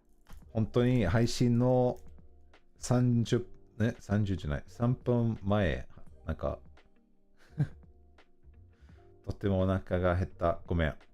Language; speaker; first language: Japanese; non-native, learner; English